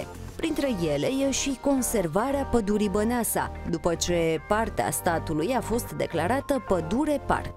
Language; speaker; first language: Romanian; native; Romanian